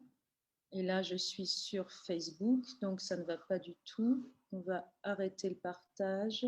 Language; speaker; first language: French; native; French